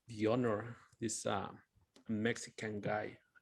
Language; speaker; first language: English; non-native, fluent; Spanish